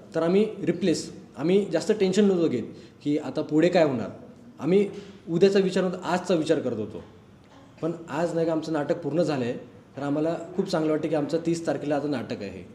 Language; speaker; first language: Marathi; native; Marathi